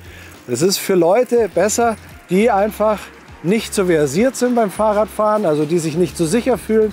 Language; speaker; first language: German; native; German